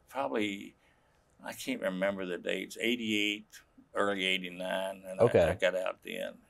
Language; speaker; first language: English; native; English